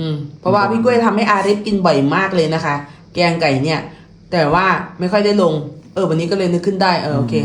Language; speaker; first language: Thai; native; Thai